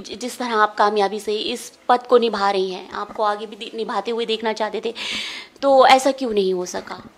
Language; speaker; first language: Hindi; native; Hindi